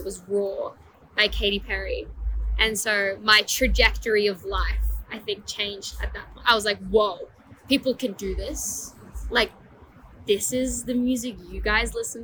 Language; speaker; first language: English; non-native, fluent; Persian